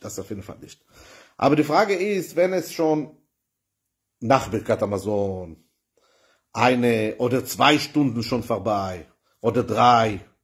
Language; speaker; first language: German; non-native, fluent; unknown